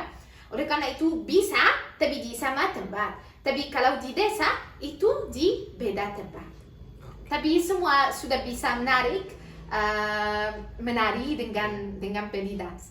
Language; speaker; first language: Indonesian; non-native, learner; Arabic